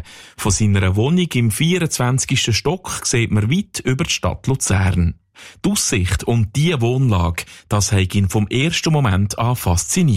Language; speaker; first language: German; native; German